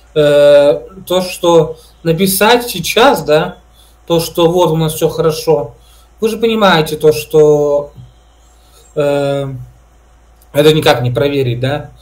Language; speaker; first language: Russian; native; Russian